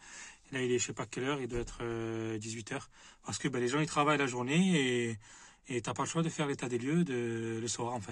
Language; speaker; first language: French; native; French